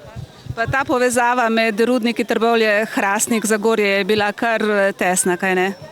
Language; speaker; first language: Slovenian; native; Slovenian